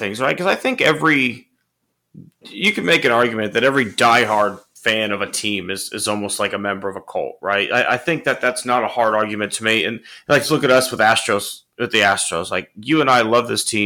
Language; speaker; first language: English; native; English